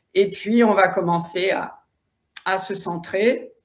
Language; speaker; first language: French; native; French